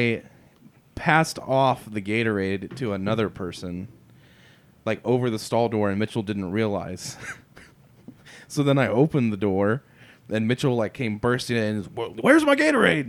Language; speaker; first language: English; native; English